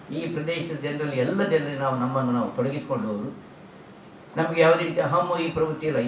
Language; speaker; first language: Kannada; non-native, local second language; Tulu